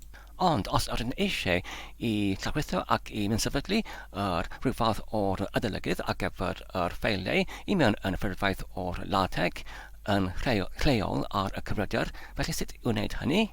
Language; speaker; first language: Welsh; non-native, fluent; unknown